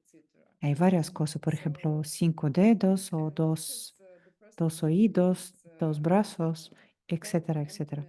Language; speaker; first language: Spanish; non-native, fluent; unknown